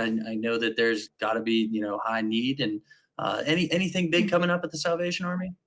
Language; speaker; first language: English; native; English